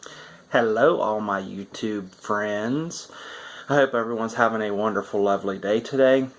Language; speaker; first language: English; native; English